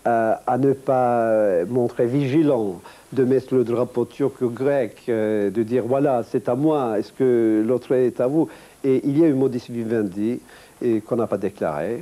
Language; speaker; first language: French; non-native, fluent; Turkish